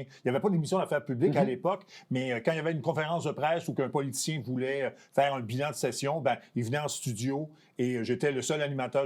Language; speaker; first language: French; native; French